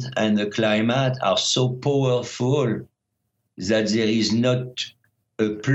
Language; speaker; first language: English; non-native, fluent; French